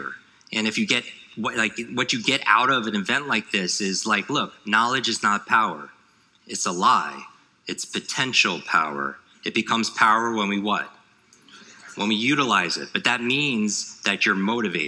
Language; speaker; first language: English; native; English